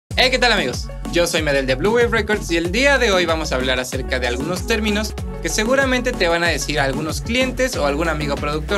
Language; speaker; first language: Spanish; native; Spanish